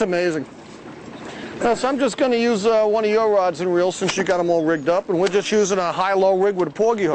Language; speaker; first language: English; native; English